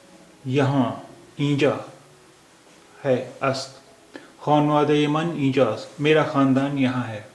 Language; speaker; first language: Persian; non-native, fluent; Urdu